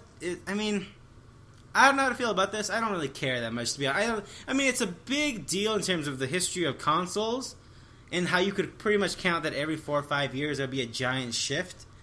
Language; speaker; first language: English; native; English